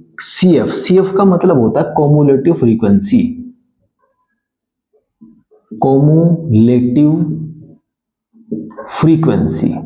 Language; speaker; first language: Hindi; native; Hindi